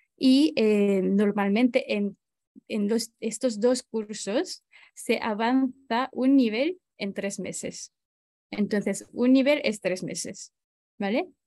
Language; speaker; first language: Spanish; non-native, fluent; Japanese